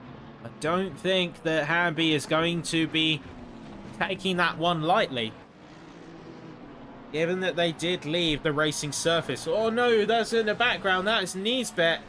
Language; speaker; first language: English; native; English